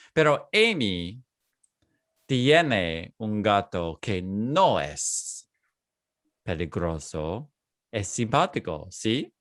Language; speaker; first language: Spanish; non-native, fluent; English